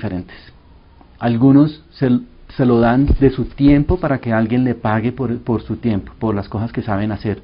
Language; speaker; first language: Spanish; early bilingual, other home language; Korean